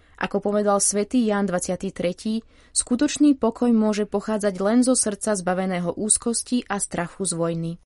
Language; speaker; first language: Slovak; native; Slovak